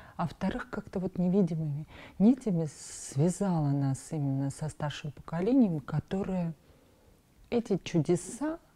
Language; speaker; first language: Russian; non-native, local second language; Armenian